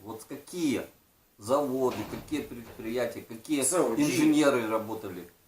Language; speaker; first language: Russian; native; Russian